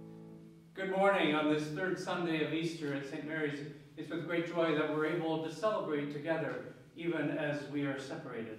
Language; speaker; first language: English; native; English